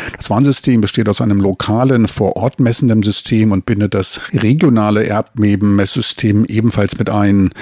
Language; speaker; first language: German; native; German